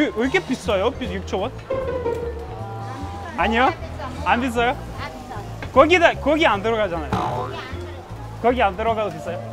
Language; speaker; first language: Korean; non-native, fluent; Russian